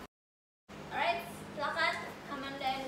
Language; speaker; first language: English; non-native, learner; Indonesian